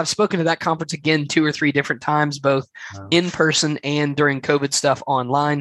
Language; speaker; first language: English; native; English